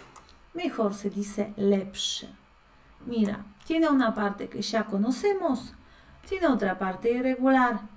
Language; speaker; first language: Spanish; non-native, fluent; Polish